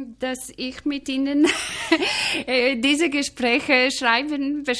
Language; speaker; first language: German; non-native, fluent; Polish